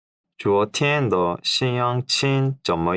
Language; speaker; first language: Chinese; non-native, learner; Korean